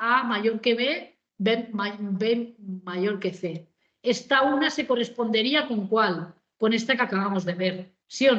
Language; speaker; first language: Spanish; native; Spanish